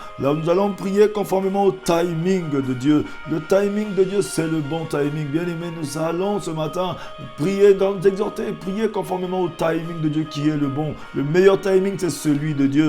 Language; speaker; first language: French; non-native, local second language; Lingala